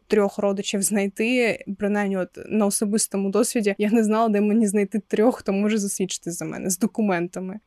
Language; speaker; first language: Ukrainian; non-native, local second language; Russian